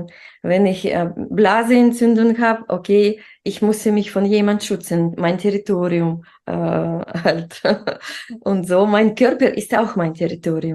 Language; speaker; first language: German; non-native, fluent; Russian